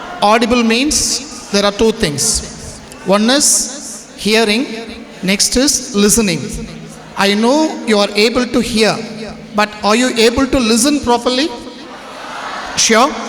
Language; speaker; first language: English; non-native, local second language; Tamil